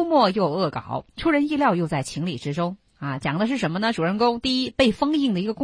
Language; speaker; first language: Chinese; native; Chinese